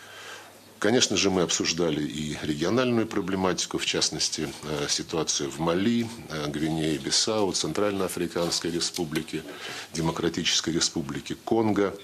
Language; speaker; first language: Russian; native; Russian